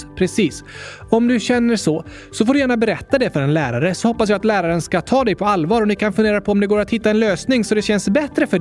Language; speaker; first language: Swedish; native; Swedish